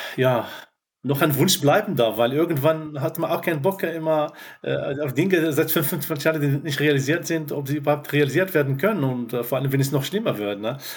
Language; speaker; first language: German; non-native, fluent; Arabic